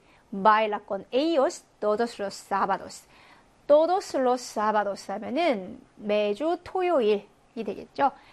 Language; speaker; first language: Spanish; non-native, fluent; Korean